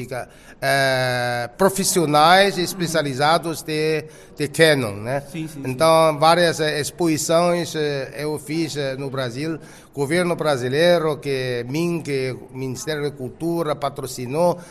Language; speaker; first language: Portuguese; non-native, fluent; Chinese